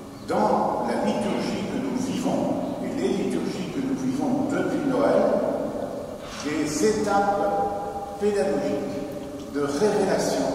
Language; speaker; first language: French; native; French